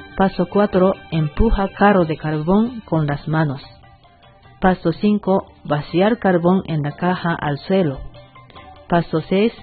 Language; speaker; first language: Spanish; non-native, learner; Japanese